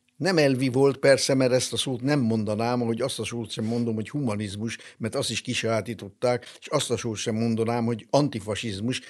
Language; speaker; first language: Hungarian; non-native, local second language; German